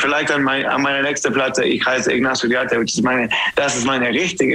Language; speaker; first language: German; non-native, learner; English